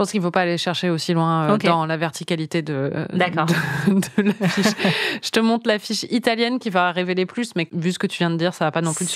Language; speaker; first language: French; native; French